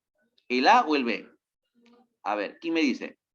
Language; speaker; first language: Spanish; native; Spanish